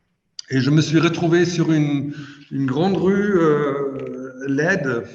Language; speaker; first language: French; non-native, fluent; German